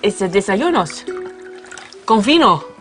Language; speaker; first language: Spanish; non-native, learner; Dutch